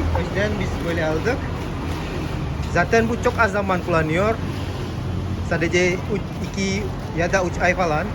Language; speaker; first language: Turkish; non-native, learner; Indonesian